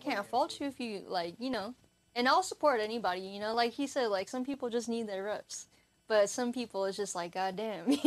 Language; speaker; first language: English; native; English